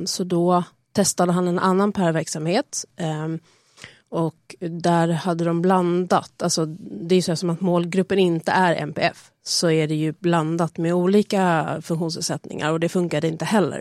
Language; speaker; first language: Swedish; native; Swedish